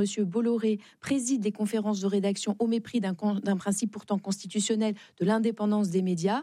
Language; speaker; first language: French; native; French